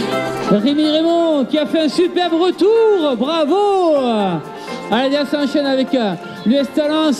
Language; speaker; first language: French; native; French